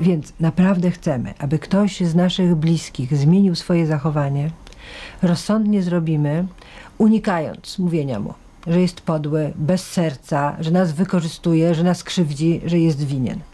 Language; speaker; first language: Polish; native; Polish